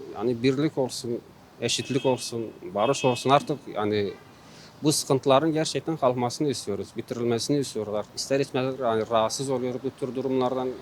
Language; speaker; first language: Turkish; non-native, local second language; Kurdish